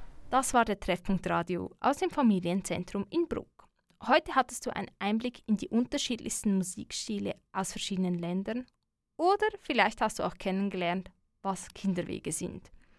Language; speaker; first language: German; native; German